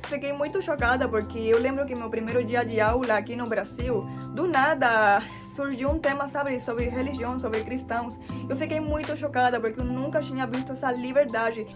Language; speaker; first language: Portuguese; non-native, fluent; Spanish